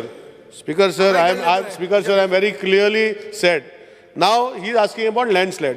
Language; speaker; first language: English; non-native, local second language; Konkani